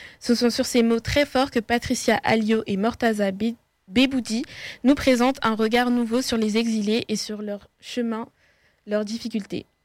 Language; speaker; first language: French; early bilingual, other home language; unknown